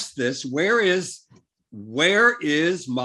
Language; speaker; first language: English; native; English